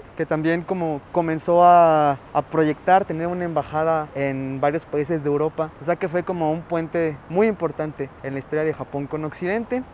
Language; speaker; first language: Spanish; native; Spanish